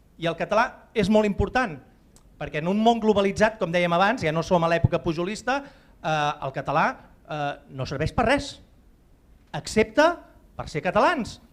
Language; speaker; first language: Catalan; native; Catalan